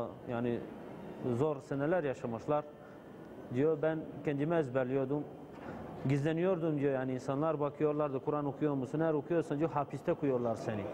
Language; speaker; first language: Turkish; non-native, fluent; Bulgarian